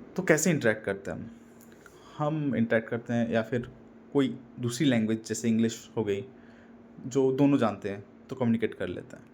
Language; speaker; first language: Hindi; non-native, local second language; Bangla